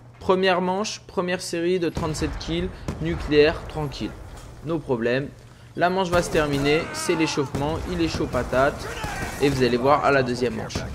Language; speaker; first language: French; native; French